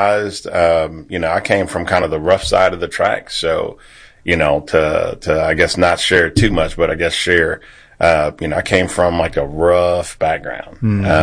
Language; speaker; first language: English; native; English